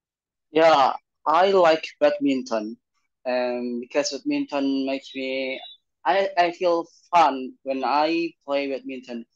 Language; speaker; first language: English; non-native, learner; Indonesian